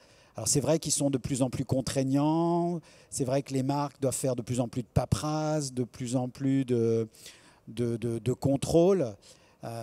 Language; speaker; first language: French; native; French